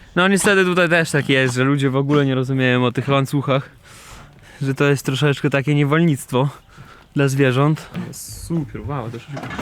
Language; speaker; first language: Polish; non-native, fluent; Russian